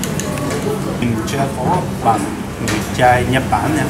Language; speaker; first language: Vietnamese; non-native, learner; Japanese